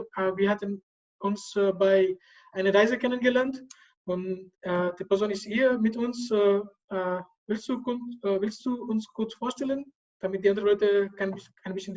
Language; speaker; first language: German; non-native, learner; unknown